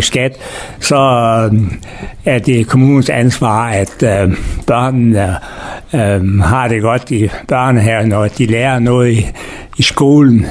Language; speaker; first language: Danish; native; Danish